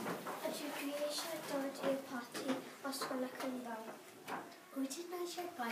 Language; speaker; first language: Welsh; non-native, learner; English